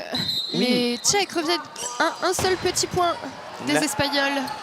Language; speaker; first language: French; native; French